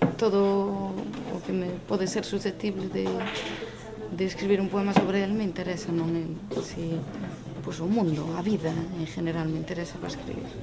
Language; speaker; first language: Galician; native; Galician